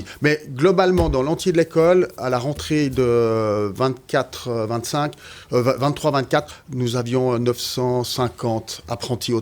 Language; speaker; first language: French; native; French